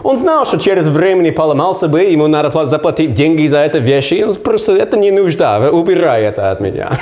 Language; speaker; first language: Russian; non-native, learner; English